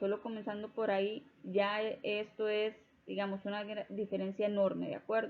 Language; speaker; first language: Spanish; native; Spanish